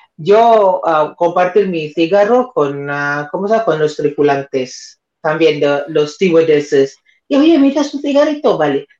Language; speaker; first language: Spanish; non-native, fluent; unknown